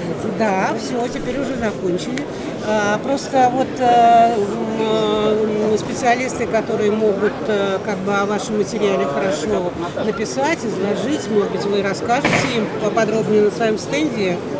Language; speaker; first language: Russian; native; Russian